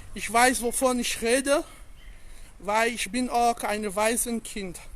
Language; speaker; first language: German; non-native, learner; French